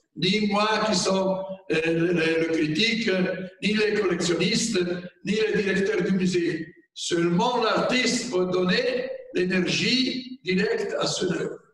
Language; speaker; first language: French; non-native, fluent; Italian